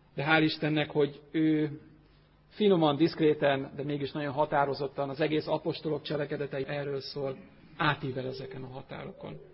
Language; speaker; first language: Hungarian; native; Hungarian